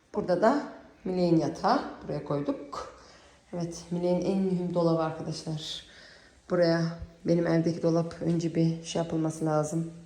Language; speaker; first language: Turkish; early bilingual, heritage; Turkish